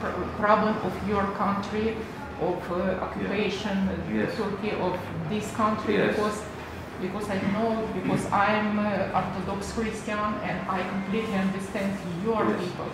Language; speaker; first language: English; non-native, learner; Russian